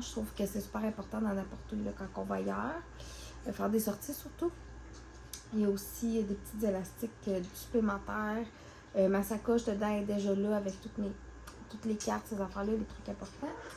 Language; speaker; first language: French; native; French